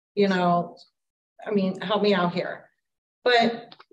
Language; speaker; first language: English; native; English